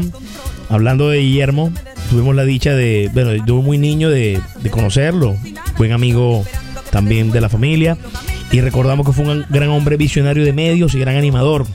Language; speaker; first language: Spanish; native; Spanish